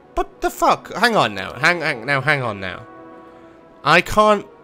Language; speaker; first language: English; native; English